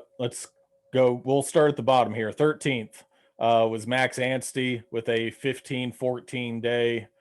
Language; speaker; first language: English; native; English